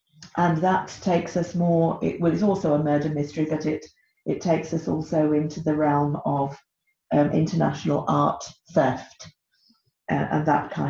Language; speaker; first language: English; native; English